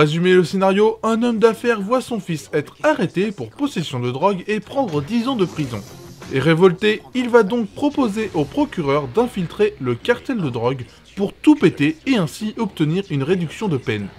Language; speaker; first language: French; native; French